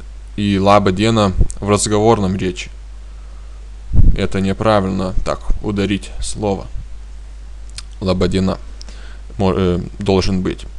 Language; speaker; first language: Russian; non-native, fluent; Lithuanian